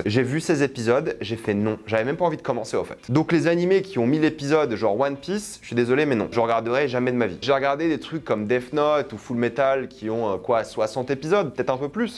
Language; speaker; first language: French; native; French